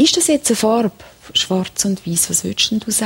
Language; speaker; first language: German; native; German